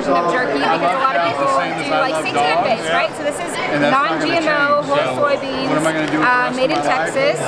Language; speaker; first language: English; non-native, fluent; French